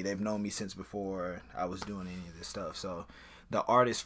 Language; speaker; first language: English; native; English